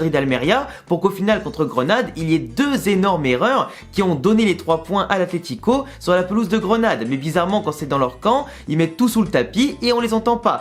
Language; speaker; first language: French; native; French